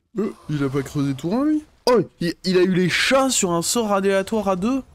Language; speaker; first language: French; native; French